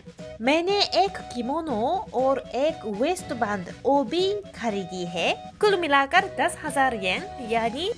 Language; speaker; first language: Hindi; non-native, fluent; Japanese